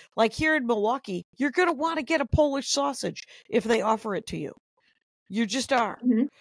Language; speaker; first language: English; native; English